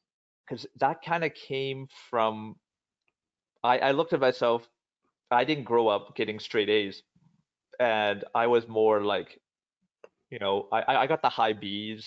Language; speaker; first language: English; native; English